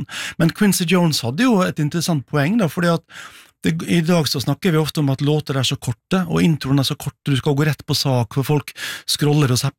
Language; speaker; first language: Norwegian; native; Norwegian